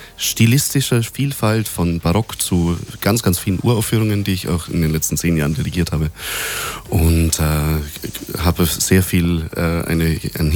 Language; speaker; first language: German; native; German